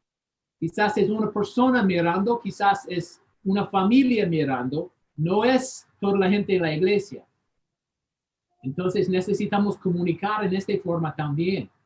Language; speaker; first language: Spanish; non-native, fluent; English